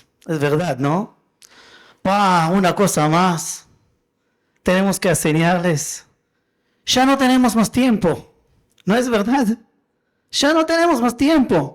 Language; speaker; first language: Spanish; non-native, fluent; Hebrew